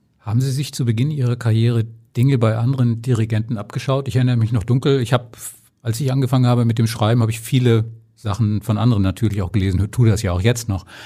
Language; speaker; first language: German; native; German